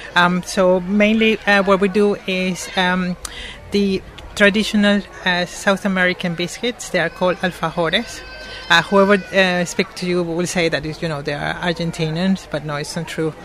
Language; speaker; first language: English; non-native, fluent; Spanish